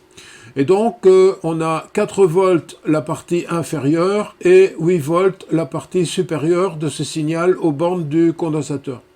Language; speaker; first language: French; native; French